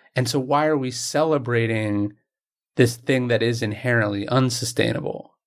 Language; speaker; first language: English; native; English